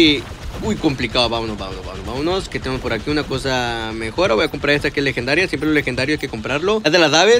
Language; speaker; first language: Spanish; native; Spanish